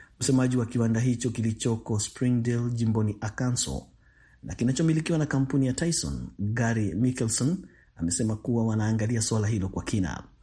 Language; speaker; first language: Swahili; non-native, local second language; Kikuyu